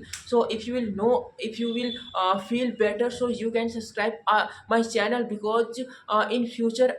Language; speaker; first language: English; non-native, learner; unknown